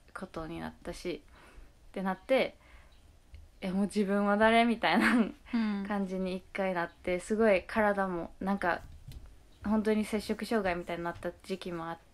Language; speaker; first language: Japanese; native; Japanese